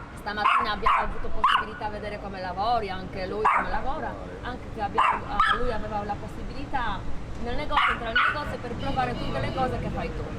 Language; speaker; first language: Italian; non-native, fluent; Polish